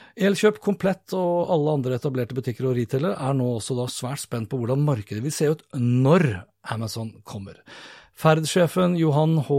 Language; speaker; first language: Norwegian; native; Norwegian